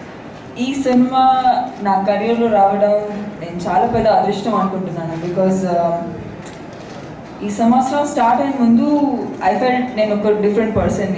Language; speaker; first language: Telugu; non-native, fluent; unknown